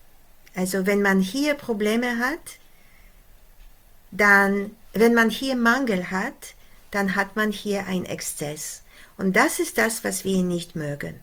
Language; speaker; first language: German; non-native, fluent; Polish